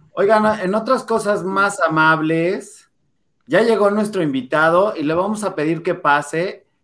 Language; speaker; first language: Spanish; native; Spanish